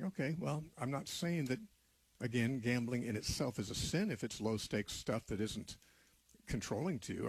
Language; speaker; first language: English; native; English